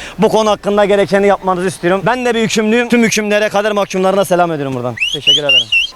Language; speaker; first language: Turkish; native; Turkish